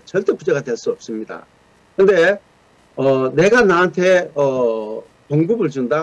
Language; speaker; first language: Korean; native; Korean